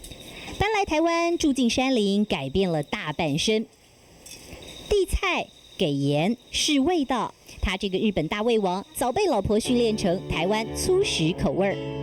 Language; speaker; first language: Chinese; native; Chinese